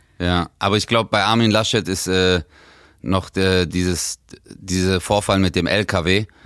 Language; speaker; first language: German; early bilingual, other home language; Turkish